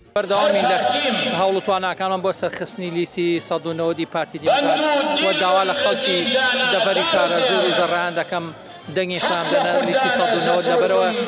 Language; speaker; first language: Central Kurdish; native; Central Kurdish